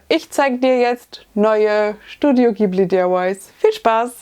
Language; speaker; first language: German; native; German